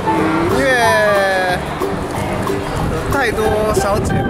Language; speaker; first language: Chinese; non-native, fluent; Japanese